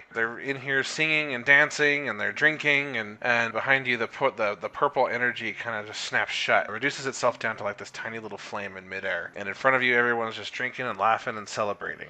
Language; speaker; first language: English; native; English